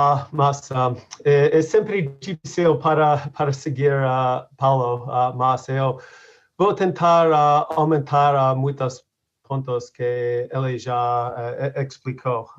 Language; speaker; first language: Portuguese; non-native, learner; English